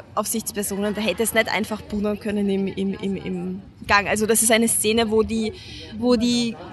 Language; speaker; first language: German; non-native, fluent; Hungarian